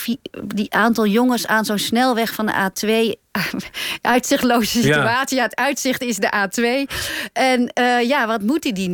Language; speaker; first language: Dutch; native; Dutch